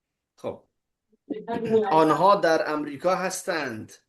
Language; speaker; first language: Persian; non-native, fluent; Hindi